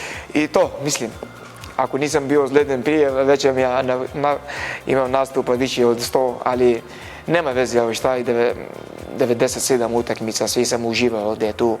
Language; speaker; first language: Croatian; non-native, learner; Arabic